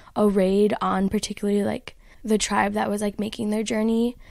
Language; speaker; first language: English; native; English